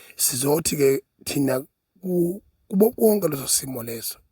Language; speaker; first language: Zulu; native; Zulu